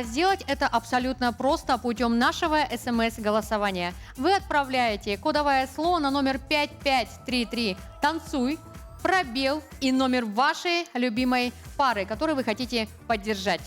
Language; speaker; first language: Russian; native; Russian